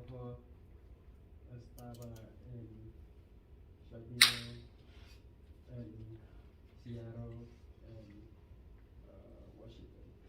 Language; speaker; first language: Spanish; non-native, learner; English